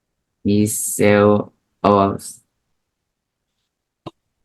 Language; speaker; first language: English; non-native, learner; Vietnamese